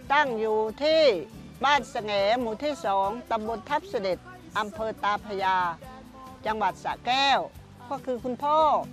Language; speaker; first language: Thai; non-native, local second language; Khmer